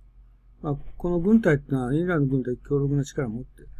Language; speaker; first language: Japanese; native; Japanese